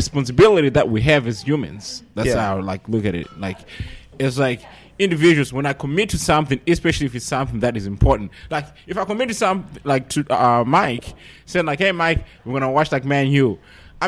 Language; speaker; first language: English; non-native, local second language; Shona